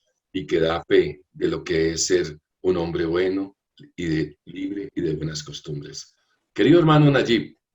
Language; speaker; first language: Spanish; native; Spanish